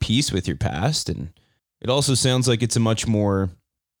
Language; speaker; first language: English; native; English